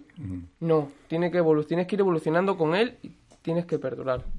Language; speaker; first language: Spanish; native; Spanish